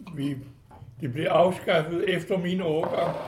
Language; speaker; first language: Danish; native; Danish